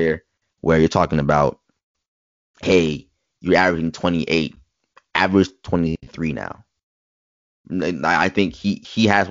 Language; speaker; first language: English; native; English